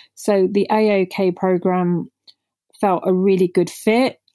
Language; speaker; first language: English; non-native, local second language; Punjabi